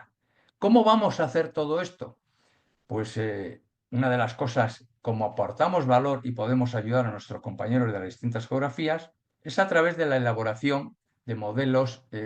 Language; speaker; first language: Spanish; native; Spanish